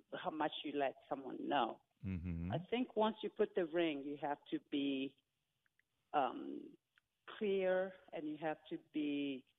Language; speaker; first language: English; non-native, fluent; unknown